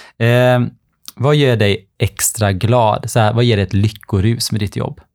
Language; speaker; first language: Swedish; early bilingual, other home language; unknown